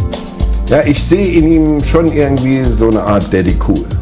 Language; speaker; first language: German; native; German